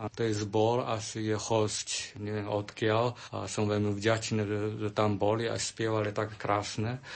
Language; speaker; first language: Slovak; non-native, learner; Chinese